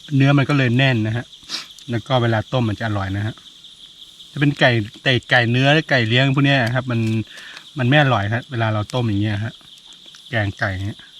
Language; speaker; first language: Thai; non-native, local second language; S'gaw Karen